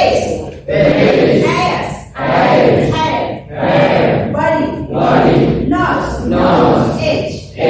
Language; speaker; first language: English; non-native, learner; Indonesian